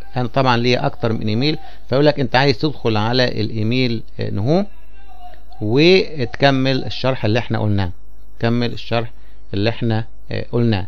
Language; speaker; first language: Arabic; native; Arabic